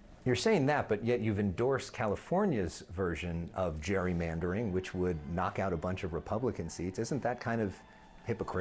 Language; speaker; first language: English; native; English